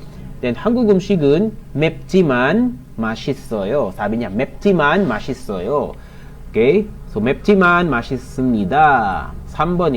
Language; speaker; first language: Korean; non-native, learner; Filipino